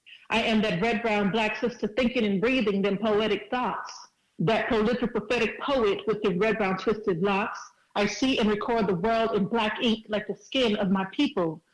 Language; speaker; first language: English; early bilingual, other home language; Spanish